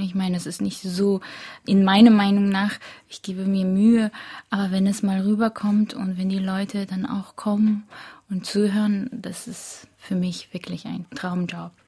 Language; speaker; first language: German; early bilingual, other home language; Korean